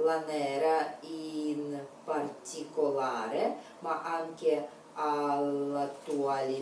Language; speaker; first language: Italian; non-native, learner; Russian